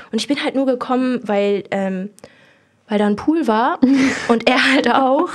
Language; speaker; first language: German; early bilingual, other home language; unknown